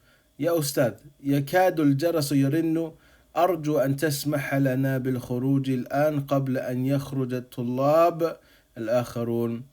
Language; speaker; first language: Arabic; non-native, fluent; English